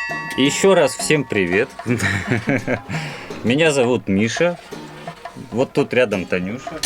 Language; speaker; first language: Russian; native; Russian